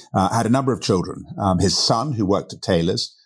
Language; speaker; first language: English; native; English